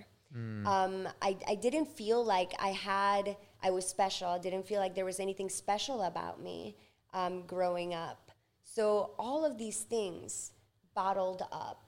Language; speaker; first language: English; non-native, fluent; Spanish